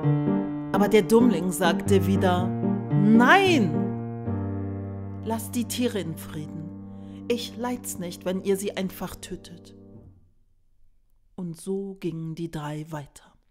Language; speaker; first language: German; native; German